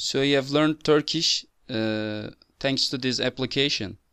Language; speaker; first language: English; non-native, fluent; Turkish